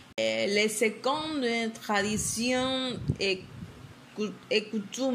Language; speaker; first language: French; non-native, learner; Spanish